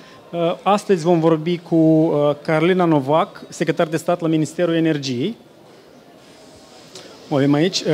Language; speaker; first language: Romanian; native; Romanian